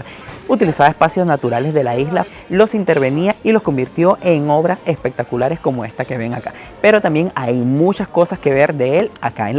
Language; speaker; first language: Spanish; native; Spanish